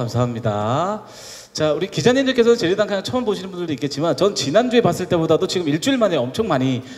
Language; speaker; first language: Korean; native; Korean